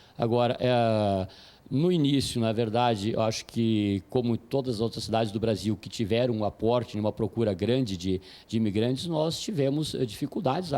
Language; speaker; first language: Portuguese; native; Portuguese